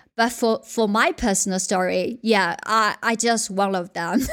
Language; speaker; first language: English; non-native, fluent; Chinese